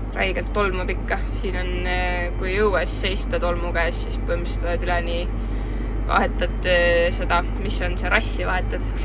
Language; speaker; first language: Estonian; native; Estonian